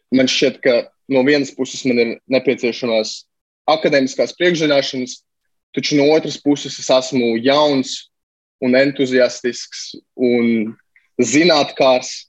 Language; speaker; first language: Latvian; native; Latvian